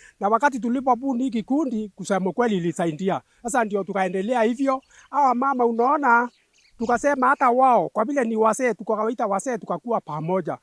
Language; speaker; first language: Swahili; non-native, local second language; Meru